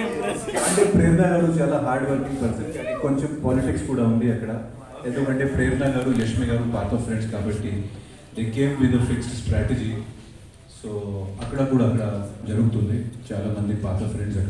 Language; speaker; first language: Telugu; non-native, fluent; Hindi